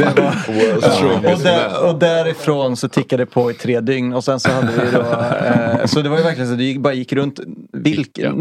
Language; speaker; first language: Swedish; native; Swedish